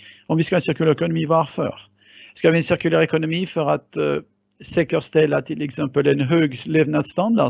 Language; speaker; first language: Swedish; non-native, fluent; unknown